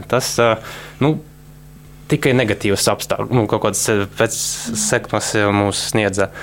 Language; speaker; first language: Latvian; non-native, local second language; Russian